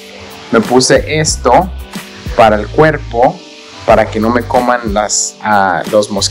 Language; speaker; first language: Spanish; early bilingual, heritage; English